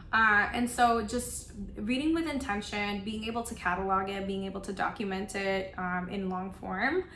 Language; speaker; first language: English; non-native, local second language; Spanish